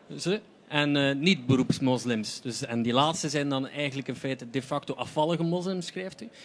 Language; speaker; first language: Dutch; native; Dutch